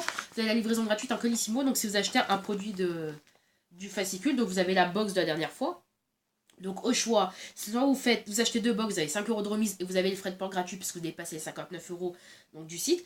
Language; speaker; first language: French; native; French